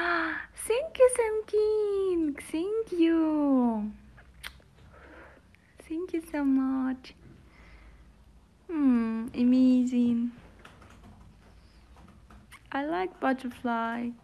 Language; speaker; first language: English; non-native, learner; Russian